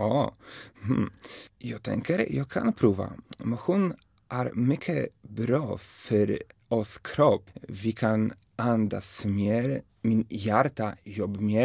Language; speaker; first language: Swedish; non-native, learner; Polish